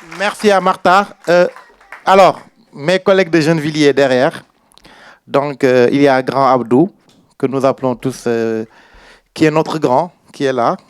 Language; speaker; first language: French; non-native, local second language; Wolof